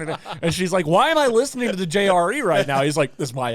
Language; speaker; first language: English; native; English